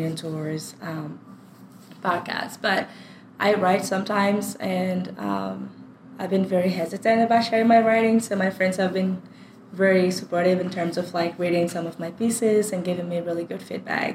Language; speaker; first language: English; non-native, fluent; French